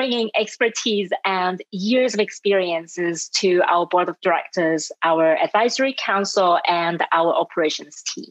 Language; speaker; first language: English; non-native, local second language; Cantonese